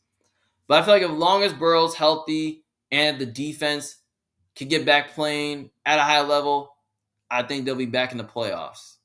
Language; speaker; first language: English; native; English